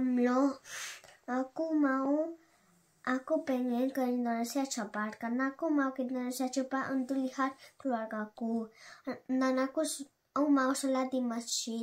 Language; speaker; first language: Indonesian; non-native, learner; Spanish